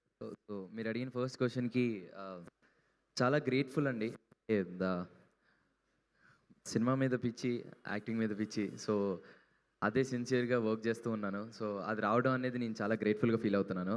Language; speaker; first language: Telugu; native; Telugu